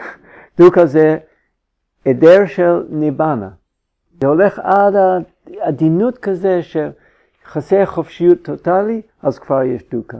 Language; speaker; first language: Hebrew; non-native, fluent; English